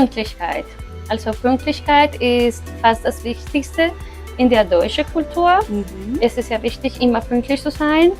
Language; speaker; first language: German; non-native, fluent; Spanish